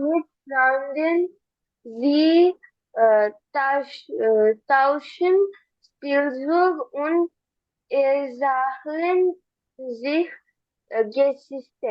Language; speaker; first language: German; non-native, learner; Hindi